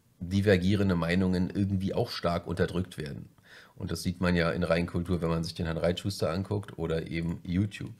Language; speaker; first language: German; native; German